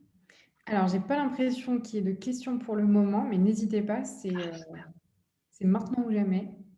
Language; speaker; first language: French; native; French